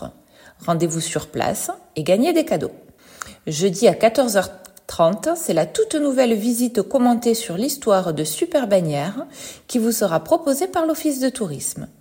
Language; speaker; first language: French; native; French